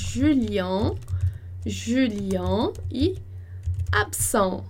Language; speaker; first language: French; non-native, fluent; Portuguese